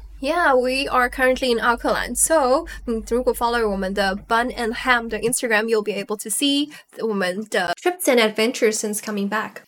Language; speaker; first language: English; non-native, local second language; Chinese